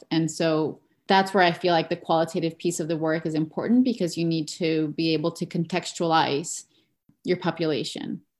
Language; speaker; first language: English; non-native, fluent; Spanish